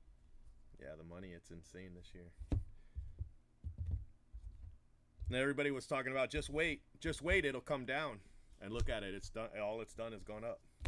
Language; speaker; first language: English; native; English